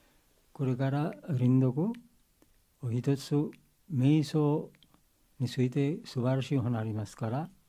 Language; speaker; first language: Japanese; non-native, learner; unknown